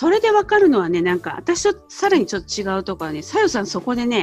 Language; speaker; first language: Japanese; native; Japanese